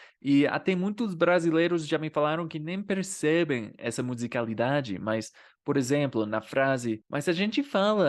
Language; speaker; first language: Portuguese; non-native, fluent; English